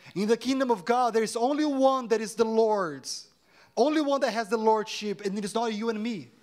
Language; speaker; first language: English; non-native, fluent; Portuguese